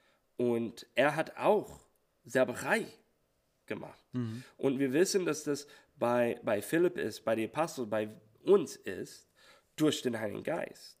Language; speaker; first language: German; non-native, learner; English